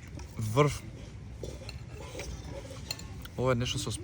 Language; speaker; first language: Macedonian; native; Macedonian